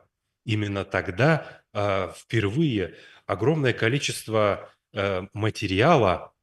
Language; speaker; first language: Russian; native; Russian